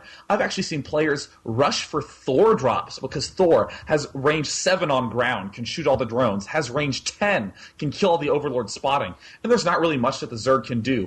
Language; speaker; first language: English; native; English